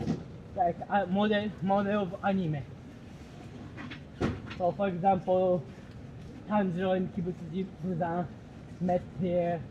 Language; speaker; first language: English; non-native, learner; Japanese